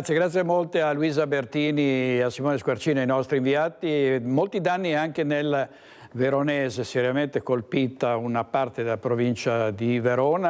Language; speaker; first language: Italian; native; Italian